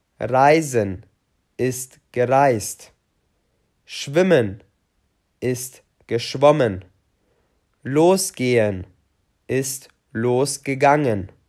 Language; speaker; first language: German; non-native, fluent; Albanian